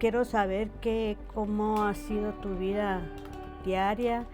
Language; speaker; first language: Spanish; native; Spanish